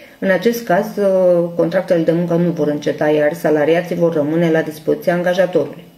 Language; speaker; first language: Romanian; non-native, local second language; Hungarian